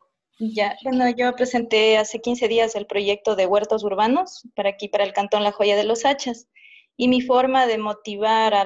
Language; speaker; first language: Spanish; native; Spanish